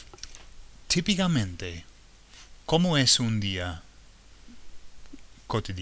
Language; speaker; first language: Spanish; non-native, fluent; English